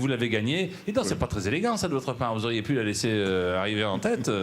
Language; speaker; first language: French; native; French